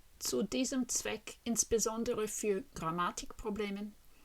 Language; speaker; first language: German; non-native, fluent; English